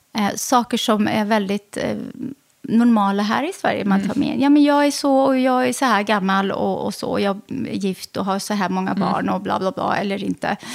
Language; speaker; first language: Swedish; early bilingual, other home language; Arabic